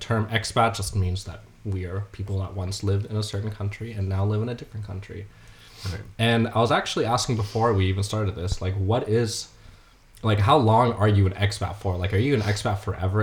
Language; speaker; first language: English; native; English